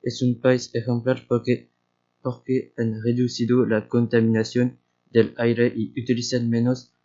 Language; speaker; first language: Spanish; non-native, learner; French